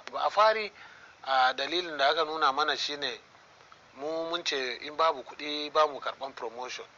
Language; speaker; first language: Hausa; non-native, local second language; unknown